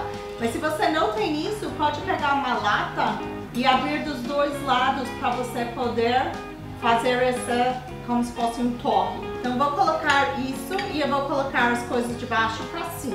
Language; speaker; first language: Portuguese; non-native, fluent; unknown